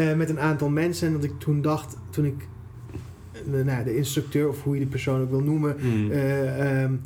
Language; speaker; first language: Dutch; non-native, fluent; Persian